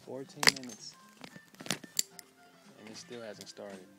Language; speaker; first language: English; native; English